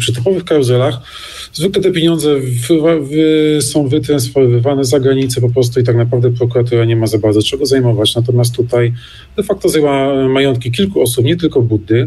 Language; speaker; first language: Polish; native; Polish